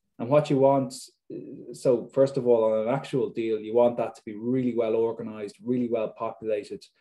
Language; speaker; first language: English; native; English